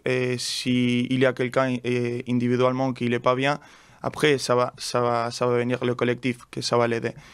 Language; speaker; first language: French; non-native, learner; Spanish